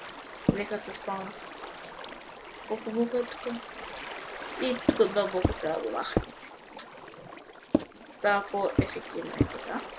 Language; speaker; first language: Bulgarian; native; Bulgarian